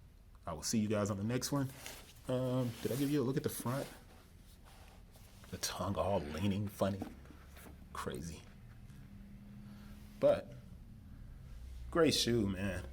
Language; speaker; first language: English; native; English